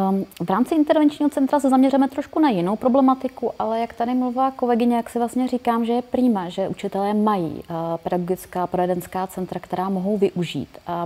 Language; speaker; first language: Czech; native; Czech